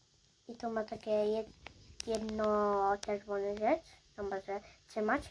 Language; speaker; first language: Polish; early bilingual, heritage; Polish